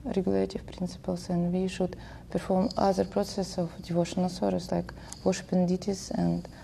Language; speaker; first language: English; non-native, learner; Russian